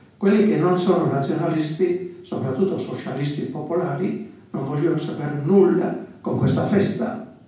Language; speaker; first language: Italian; non-native, fluent; Basque